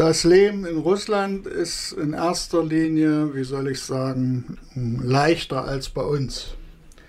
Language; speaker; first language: German; native; German